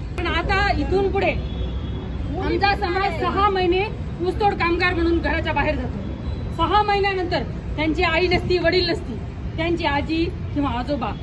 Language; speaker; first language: Marathi; non-native, local second language; Lambadi